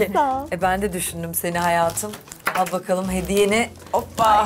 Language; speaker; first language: Turkish; native; Turkish